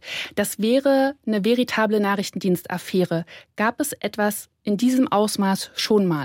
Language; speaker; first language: German; native; German